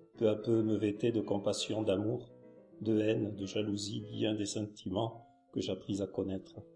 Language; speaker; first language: French; native; French